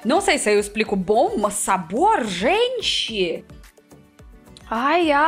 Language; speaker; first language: Portuguese; non-native, learner; Russian